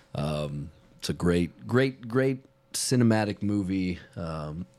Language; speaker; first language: English; native; English